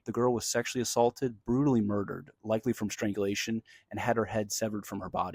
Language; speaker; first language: English; native; English